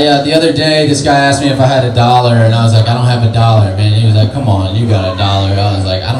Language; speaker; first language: English; native; English